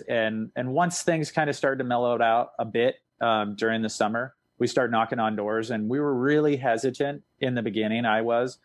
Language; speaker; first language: English; native; English